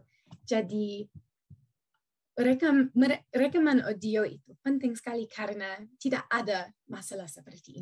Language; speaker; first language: Indonesian; non-native, learner; English